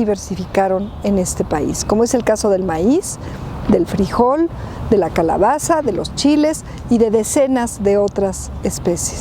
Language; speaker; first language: Spanish; native; Spanish